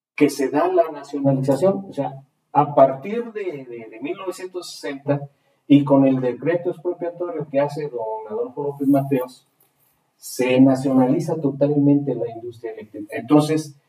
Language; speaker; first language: Spanish; native; Spanish